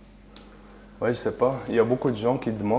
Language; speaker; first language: French; non-native, learner; Dutch